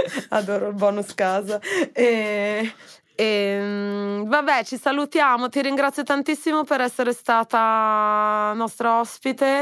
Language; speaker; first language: Italian; native; Italian